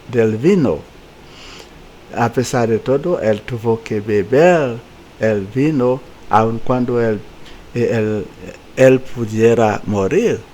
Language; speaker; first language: Spanish; non-native, fluent; Haitian Creole